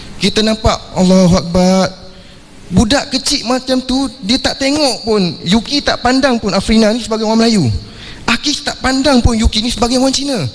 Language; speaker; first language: Malay; non-native, local second language; Chinese